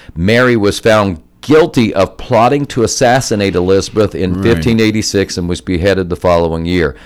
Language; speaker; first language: English; native; English